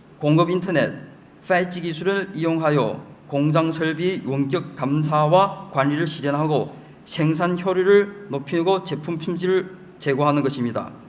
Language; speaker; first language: Korean; early bilingual, heritage; Chinese